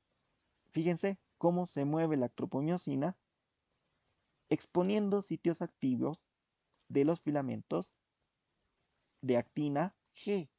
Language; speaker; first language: Spanish; native; Spanish